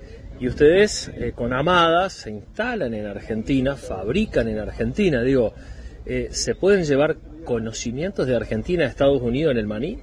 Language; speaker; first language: Spanish; native; Spanish